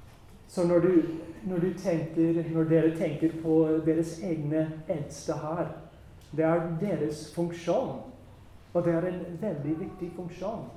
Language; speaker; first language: Norwegian; non-native, fluent; English